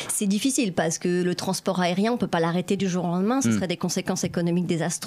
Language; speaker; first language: French; native; French